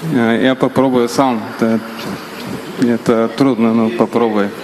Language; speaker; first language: Russian; non-native, learner; Bulgarian